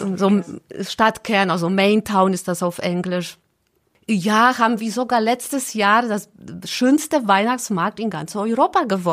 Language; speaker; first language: German; non-native, learner; Polish